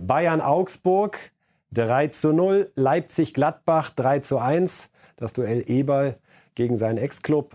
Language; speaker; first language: German; native; German